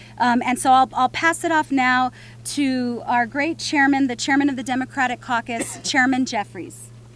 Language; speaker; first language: English; early bilingual, other home language; Spanish